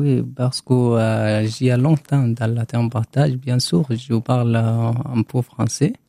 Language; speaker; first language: French; non-native, learner; Arabic